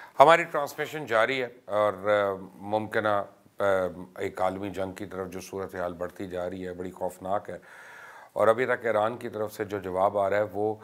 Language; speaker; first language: Urdu; native; Urdu